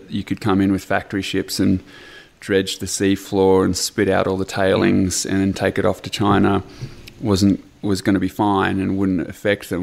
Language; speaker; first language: English; native; English